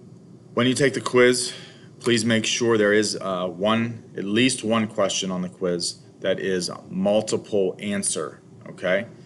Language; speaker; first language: English; native; English